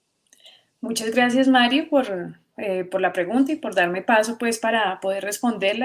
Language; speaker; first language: Spanish; native; Spanish